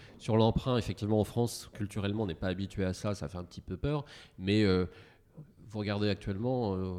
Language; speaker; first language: French; native; French